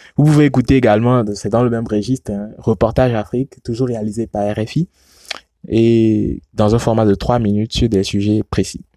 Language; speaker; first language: French; non-native, local second language; Yoruba